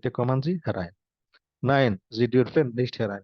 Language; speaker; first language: German; non-native, fluent; Hindi